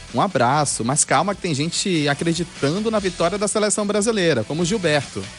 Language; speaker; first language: Portuguese; native; Portuguese